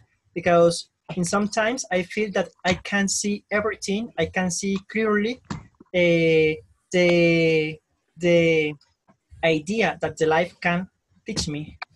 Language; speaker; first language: English; non-native, learner; Spanish